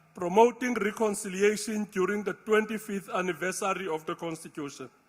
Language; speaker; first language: English; non-native, local second language; Afrikaans